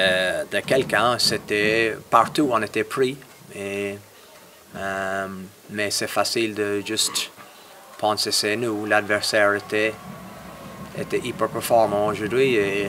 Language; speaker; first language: French; non-native, fluent; English